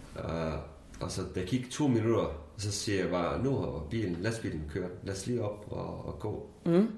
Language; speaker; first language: Danish; non-native, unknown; Kurdish